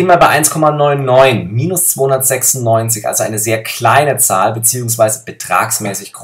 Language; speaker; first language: German; native; German